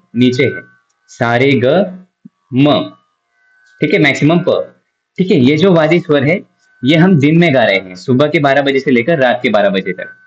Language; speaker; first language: Hindi; non-native, local second language; Marathi